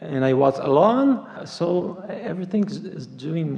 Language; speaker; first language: English; non-native, learner; Portuguese